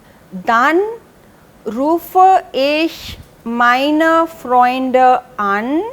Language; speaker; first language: German; non-native, fluent; Hindi